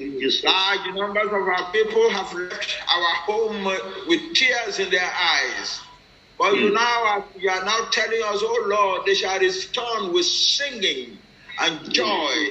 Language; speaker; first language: English; non-native, local second language; Yoruba